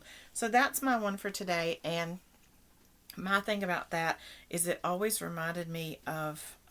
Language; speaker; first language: English; native; English